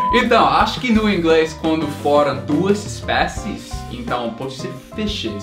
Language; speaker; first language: Portuguese; non-native, fluent; English